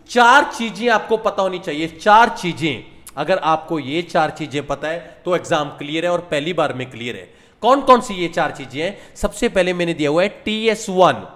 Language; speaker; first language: Hindi; non-native, local second language; Punjabi